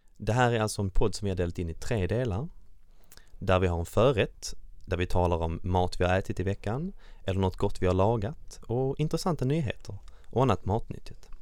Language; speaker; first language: Swedish; native; Swedish